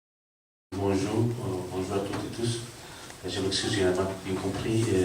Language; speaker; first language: French; non-native, learner; Spanish